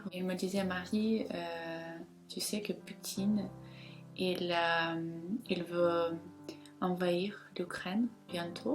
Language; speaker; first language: French; non-native, fluent; Ukrainian